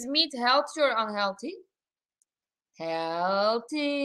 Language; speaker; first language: English; non-native, fluent; Turkish